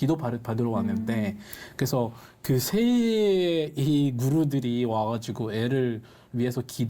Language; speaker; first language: Korean; non-native, fluent; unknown